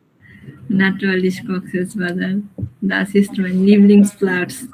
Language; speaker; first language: German; non-native, learner; Bangla